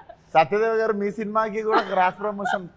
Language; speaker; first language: Telugu; native; Telugu